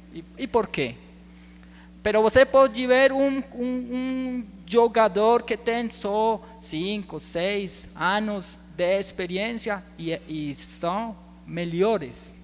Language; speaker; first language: Portuguese; non-native, learner; Spanish